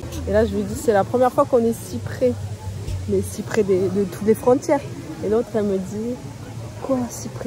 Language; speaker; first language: French; native; French